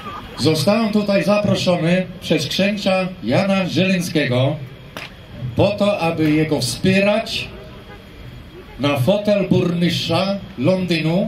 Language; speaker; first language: Polish; non-native, fluent; English